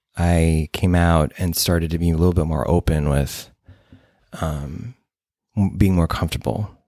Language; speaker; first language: English; native; English